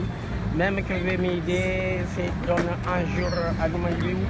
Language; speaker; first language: French; non-native, learner; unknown